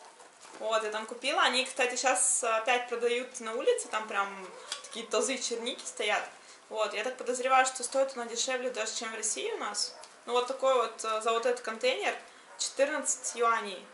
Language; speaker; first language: Russian; native; Russian